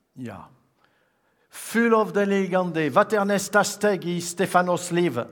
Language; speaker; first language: Swedish; non-native, fluent; French